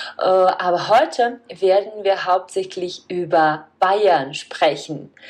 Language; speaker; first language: German; non-native, fluent; Czech